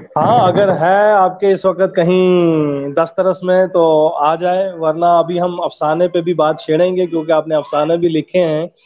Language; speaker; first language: Urdu; native; Urdu